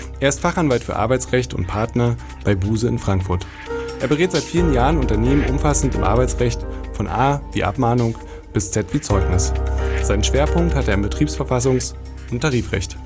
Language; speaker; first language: German; native; German